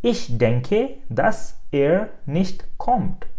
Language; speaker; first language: German; non-native, fluent; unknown